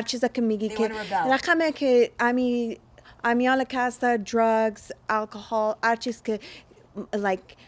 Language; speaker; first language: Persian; early bilingual, heritage; Persian